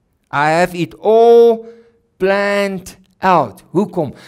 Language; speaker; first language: English; non-native, local second language; Afrikaans